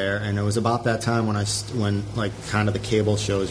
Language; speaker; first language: English; native; English